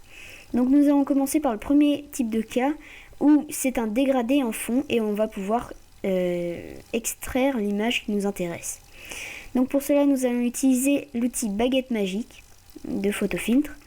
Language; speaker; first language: French; native; French